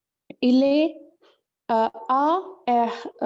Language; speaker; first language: French; non-native, learner; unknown